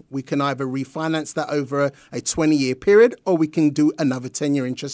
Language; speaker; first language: English; native; English